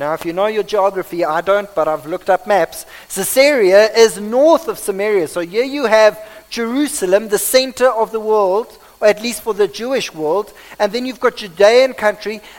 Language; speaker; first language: English; non-native, local second language; Afrikaans